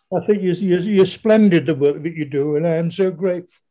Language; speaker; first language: English; native; English